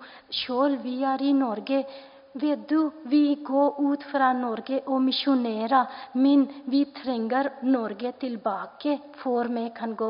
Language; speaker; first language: Norwegian; non-native, fluent; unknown